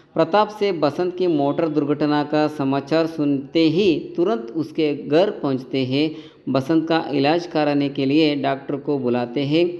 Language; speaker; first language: Hindi; non-native, local second language; Kannada